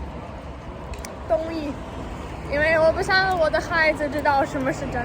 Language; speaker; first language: Chinese; non-native, fluent; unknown